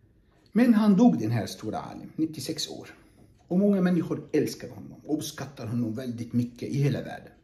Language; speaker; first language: Swedish; non-native, fluent; Arabic